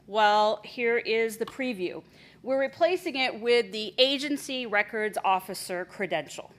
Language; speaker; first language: English; native; English